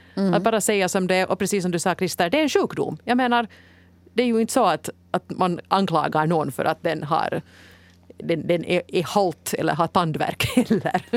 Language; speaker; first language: Swedish; native; Swedish